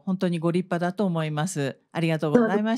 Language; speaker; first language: Japanese; native; Japanese